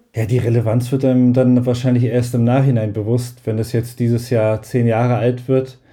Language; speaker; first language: German; native; German